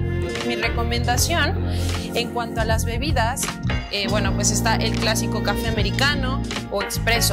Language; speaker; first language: Spanish; native; Spanish